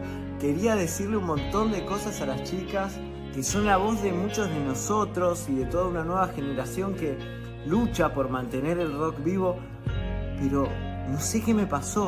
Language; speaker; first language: Spanish; native; Spanish